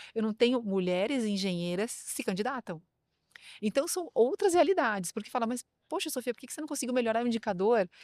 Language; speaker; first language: Portuguese; native; Portuguese